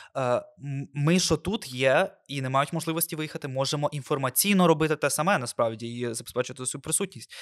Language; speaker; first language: Ukrainian; non-native, local second language; Russian